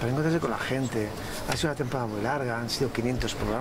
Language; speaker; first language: Spanish; native; Spanish